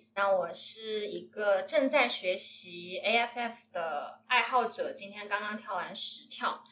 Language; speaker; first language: Chinese; native; Chinese